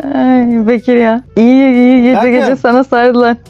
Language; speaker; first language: Turkish; native; Turkish